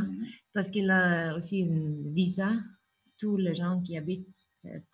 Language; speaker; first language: French; non-native, fluent; Norwegian